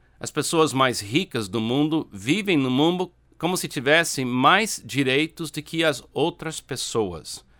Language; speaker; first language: Portuguese; non-native, fluent; English